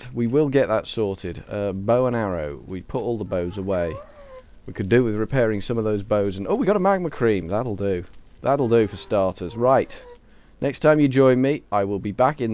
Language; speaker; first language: English; native; English